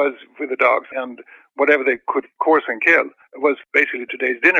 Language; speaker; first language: English; non-native, fluent; Swedish